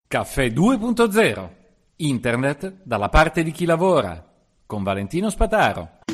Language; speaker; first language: Italian; native; Italian